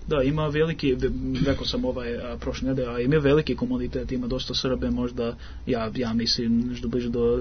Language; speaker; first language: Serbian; early bilingual, heritage; English